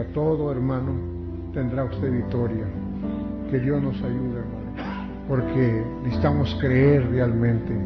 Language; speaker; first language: Spanish; native; Spanish